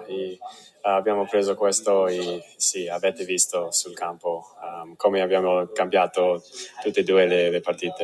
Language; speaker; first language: Italian; non-native, fluent; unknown